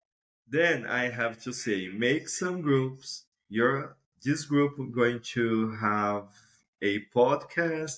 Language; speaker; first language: English; non-native, fluent; Portuguese